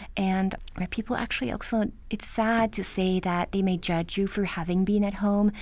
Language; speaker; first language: English; early bilingual, other home language; Norwegian